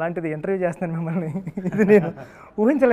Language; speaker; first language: Telugu; native; Telugu